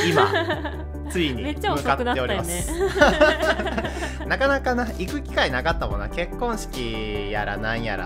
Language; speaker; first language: Japanese; native; Japanese